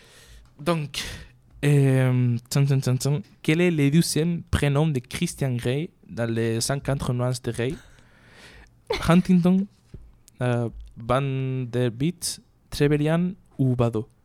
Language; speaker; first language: French; non-native, learner; Spanish